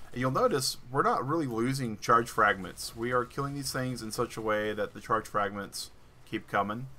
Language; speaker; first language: English; native; English